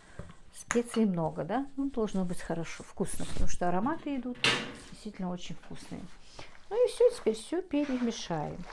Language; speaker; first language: Russian; non-native, local second language; Chechen